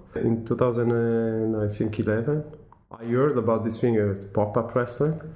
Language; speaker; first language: English; non-native, fluent; Italian